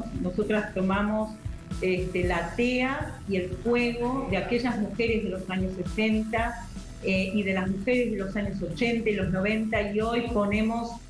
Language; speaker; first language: Spanish; native; Spanish